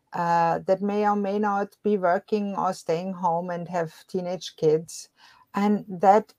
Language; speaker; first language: English; non-native, fluent; German